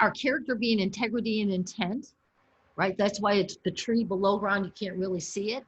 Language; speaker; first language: English; native; English